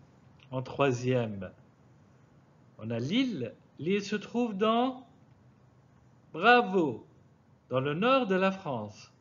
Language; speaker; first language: French; non-native, fluent; Arabic